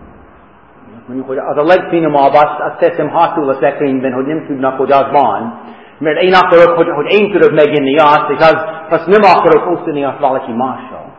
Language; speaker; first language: Hungarian; non-native, fluent; English